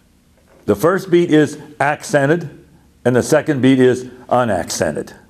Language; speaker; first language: English; native; English